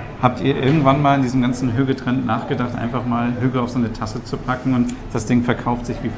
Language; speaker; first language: German; native; German